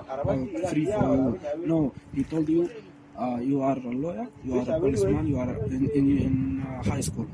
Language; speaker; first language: English; non-native, learner; Arabic